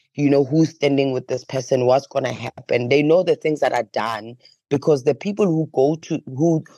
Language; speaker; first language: English; non-native, local second language; Zulu